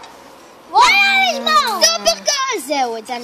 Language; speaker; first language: Hebrew; native; Hebrew